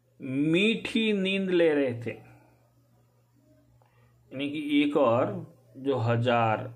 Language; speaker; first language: Hindi; native; Hindi